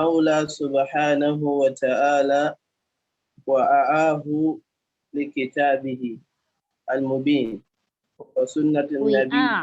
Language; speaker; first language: Arabic; non-native, learner; Indonesian